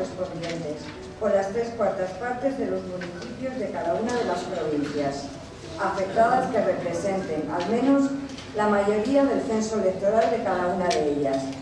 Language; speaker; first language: Spanish; native; Spanish